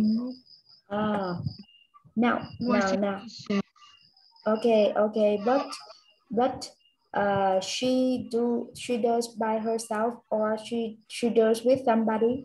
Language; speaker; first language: English; non-native, learner; Vietnamese